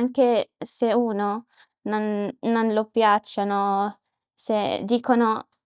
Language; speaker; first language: Italian; non-native, learner; Arabic